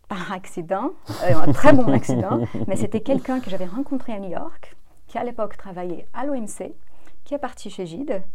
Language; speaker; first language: French; non-native, fluent; Portuguese